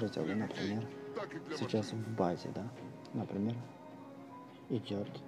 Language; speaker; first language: Russian; non-native, local second language; Uzbek